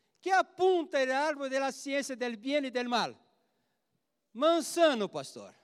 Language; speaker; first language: Spanish; non-native, learner; Portuguese